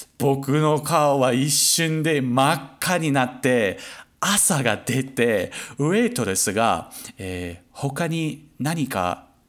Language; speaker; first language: Japanese; non-native, fluent; English